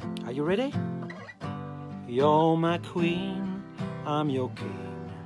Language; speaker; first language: English; non-native, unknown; French